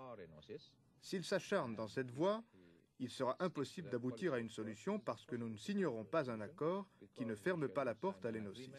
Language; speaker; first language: French; non-native, fluent; Turkish